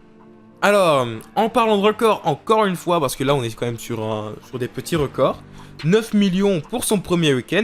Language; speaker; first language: French; native; French